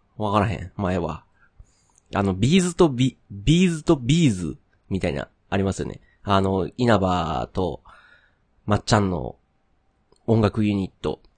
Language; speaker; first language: Japanese; native; Japanese